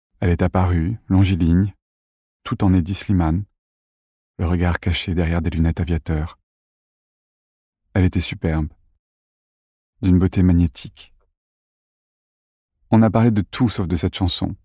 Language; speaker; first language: French; native; French